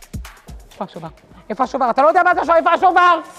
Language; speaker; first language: Hebrew; native; Hebrew